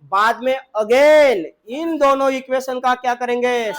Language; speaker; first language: Hindi; non-native, local second language; Marathi